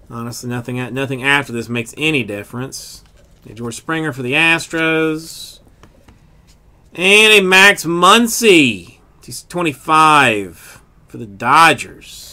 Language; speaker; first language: English; native; English